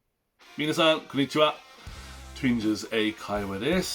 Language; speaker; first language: Japanese; non-native, learner; English